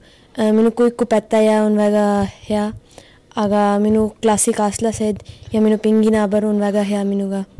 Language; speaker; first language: Estonian; non-native, learner; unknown